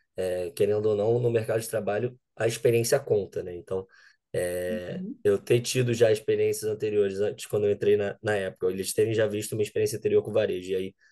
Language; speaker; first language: Portuguese; native; Portuguese